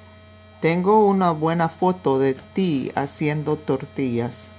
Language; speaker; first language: Spanish; non-native, learner; English